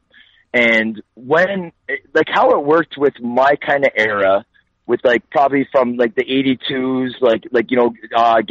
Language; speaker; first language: English; native; English